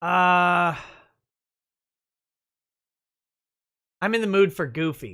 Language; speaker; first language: English; native; English